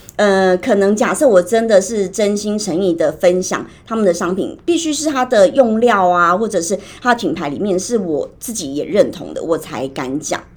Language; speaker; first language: Chinese; native; Chinese